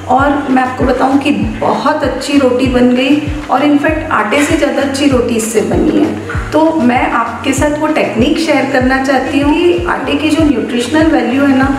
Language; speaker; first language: Hindi; native; Hindi